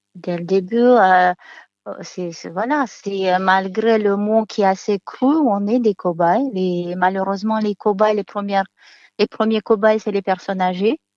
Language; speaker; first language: French; non-native, fluent; Romanian